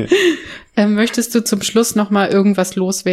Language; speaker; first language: German; native; German